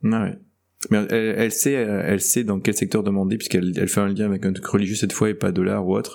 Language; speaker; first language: French; native; French